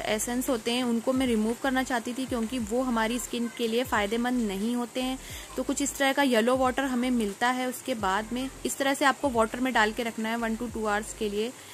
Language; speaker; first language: Hindi; native; Hindi